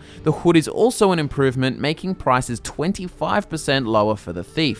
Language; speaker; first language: English; native; English